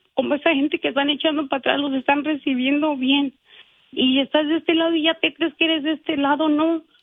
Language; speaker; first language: Spanish; native; Spanish